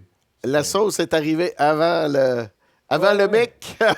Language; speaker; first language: French; native; French